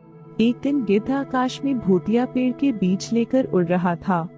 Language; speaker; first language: Hindi; native; Hindi